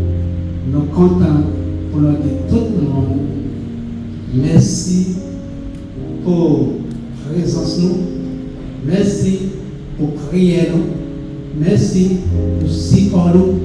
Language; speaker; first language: French; non-native, local second language; Haitian Creole